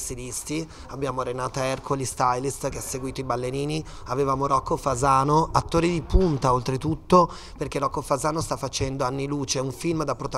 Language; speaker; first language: Italian; native; Italian